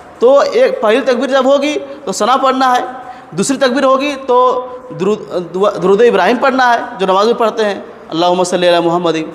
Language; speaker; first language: Urdu; native; Urdu